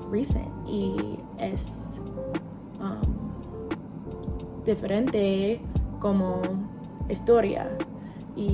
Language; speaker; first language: Spanish; non-native, learner; English